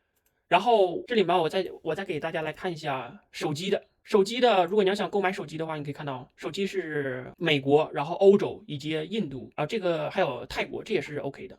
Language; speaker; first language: Chinese; native; Chinese